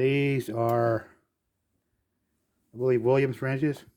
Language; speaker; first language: English; native; English